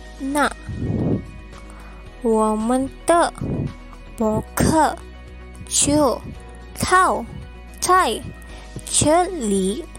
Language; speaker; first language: Chinese; non-native, learner; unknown